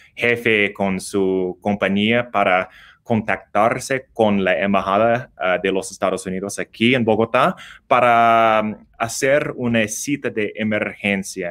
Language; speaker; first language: Spanish; non-native, learner; English